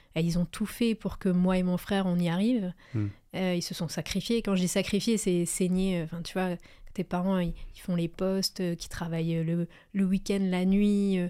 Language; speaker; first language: French; native; French